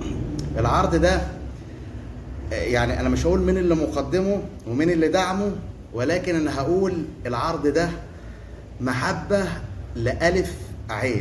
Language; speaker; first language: Arabic; native; Arabic